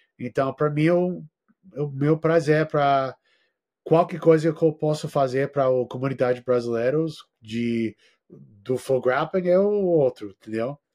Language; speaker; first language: Portuguese; non-native, learner; English